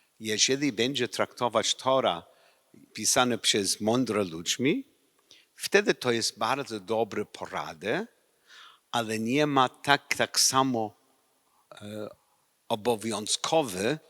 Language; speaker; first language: Polish; non-native, learner; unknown